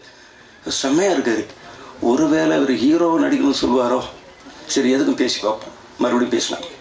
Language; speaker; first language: Tamil; native; Tamil